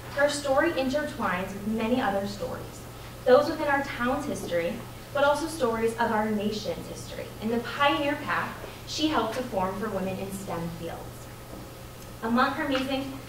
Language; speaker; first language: English; native; English